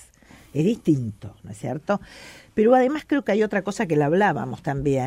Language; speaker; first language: Spanish; native; Spanish